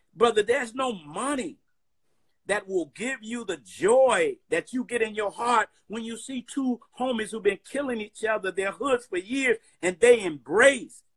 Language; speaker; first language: English; native; English